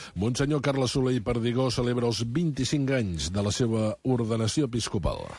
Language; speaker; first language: Catalan; native; Catalan